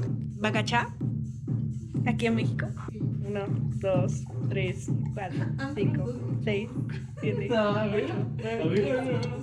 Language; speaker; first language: Spanish; native; Spanish